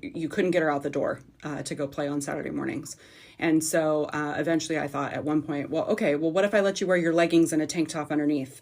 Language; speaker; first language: English; native; English